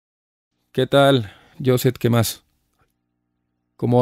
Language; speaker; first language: Spanish; native; Spanish